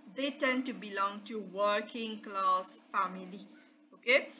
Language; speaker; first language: French; non-native, local second language; Morisyen